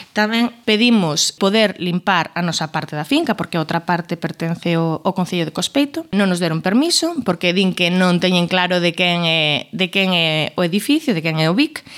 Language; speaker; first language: Galician; native; Galician